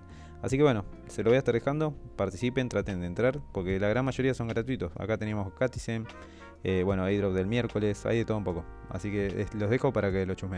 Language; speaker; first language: Spanish; native; Spanish